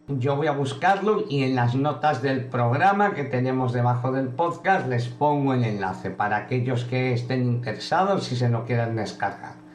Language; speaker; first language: Spanish; native; Spanish